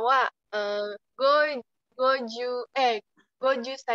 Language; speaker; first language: Japanese; non-native, learner; Indonesian